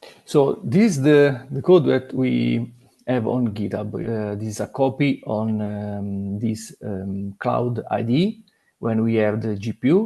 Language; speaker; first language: English; non-native, learner; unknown